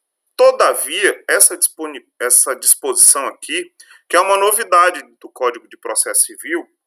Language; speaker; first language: Portuguese; native; Portuguese